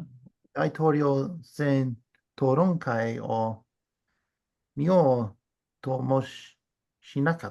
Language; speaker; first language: Japanese; non-native, learner; English